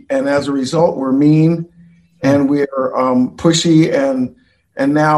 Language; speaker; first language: English; native; English